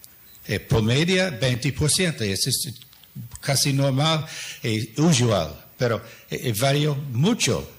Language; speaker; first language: Spanish; non-native, fluent; English